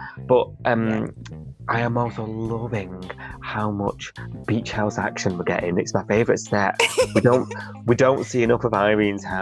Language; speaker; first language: English; native; English